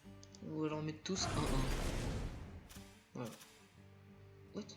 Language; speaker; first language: French; native; French